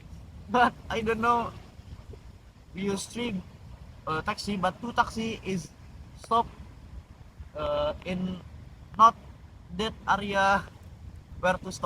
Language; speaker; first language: English; non-native, learner; Indonesian